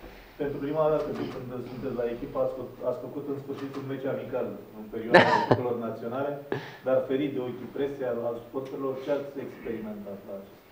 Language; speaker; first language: Romanian; native; Romanian